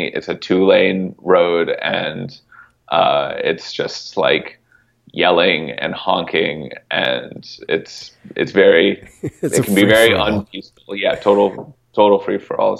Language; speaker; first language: English; native; English